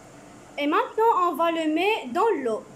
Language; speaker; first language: French; non-native, learner; Arabic